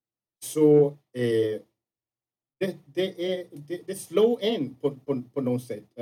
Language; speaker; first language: Swedish; non-native, fluent; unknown